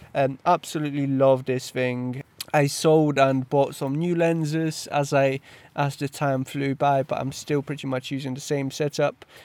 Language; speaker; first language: English; early bilingual, other home language; Polish